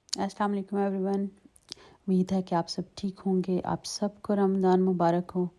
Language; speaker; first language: Urdu; native; Urdu